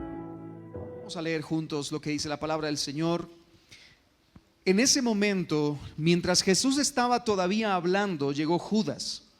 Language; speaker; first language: Spanish; native; Spanish